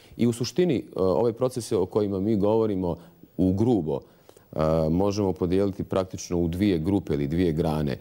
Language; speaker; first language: Croatian; native; Croatian